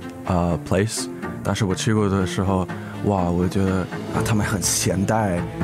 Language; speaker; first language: Chinese; early bilingual, heritage; English